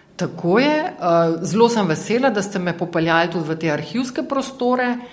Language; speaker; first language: Slovenian; native; Slovenian